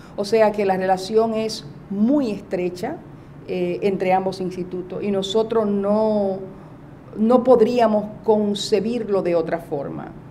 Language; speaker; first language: Spanish; native; Spanish